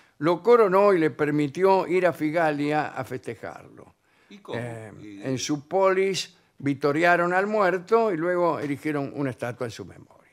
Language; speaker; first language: Spanish; native; Spanish